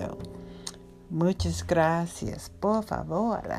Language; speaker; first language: Spanish; non-native, learner; English